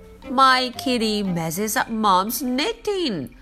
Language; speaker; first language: English; non-native, fluent; Chinese